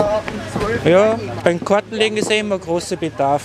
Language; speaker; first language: German; native; German